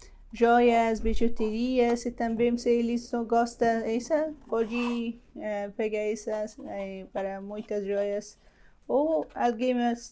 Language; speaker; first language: Portuguese; non-native, learner; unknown